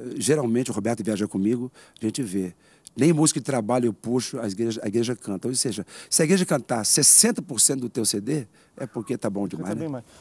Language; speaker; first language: Portuguese; native; Portuguese